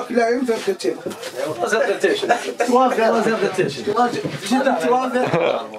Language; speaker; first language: French; non-native, local second language; Arabic